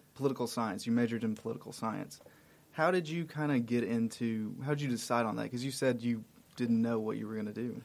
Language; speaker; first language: English; native; English